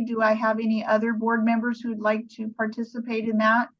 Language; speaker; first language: English; native; English